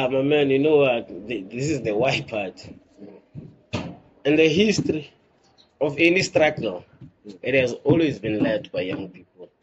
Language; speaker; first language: English; non-native, local second language; Xhosa